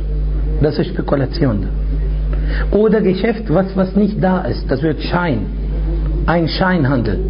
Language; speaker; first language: German; non-native, fluent; Arabic